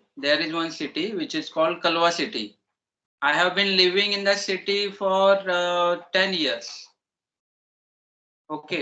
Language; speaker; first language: English; non-native, learner; Marathi